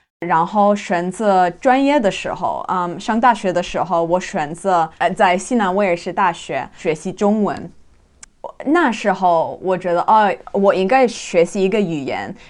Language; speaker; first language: Chinese; non-native, learner; English